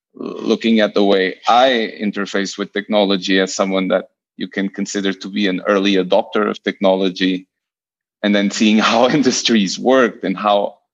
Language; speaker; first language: English; non-native, fluent; Portuguese